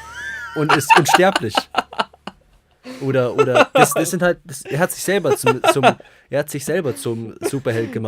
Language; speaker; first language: German; native; German